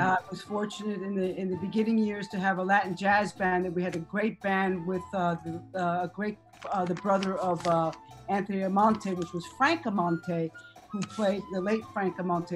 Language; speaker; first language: English; early bilingual, other home language; Spanish